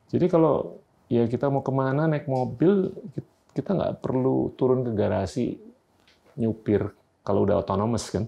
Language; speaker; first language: Indonesian; native; Indonesian